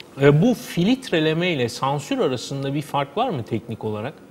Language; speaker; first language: Turkish; native; Turkish